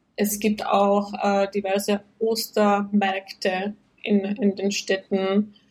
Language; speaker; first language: German; non-native, fluent; Czech